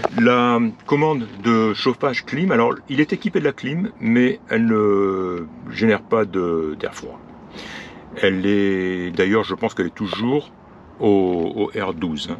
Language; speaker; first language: French; native; French